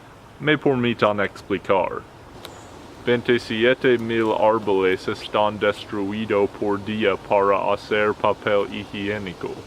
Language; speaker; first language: Spanish; non-native, learner; English